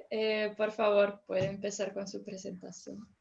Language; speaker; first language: Spanish; non-native, fluent; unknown